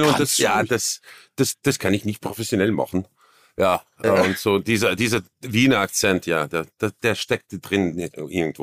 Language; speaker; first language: German; non-native, fluent; Croatian